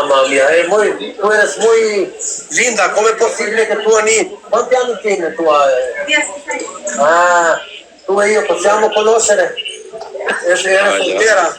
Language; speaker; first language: Italian; non-native, learner; Albanian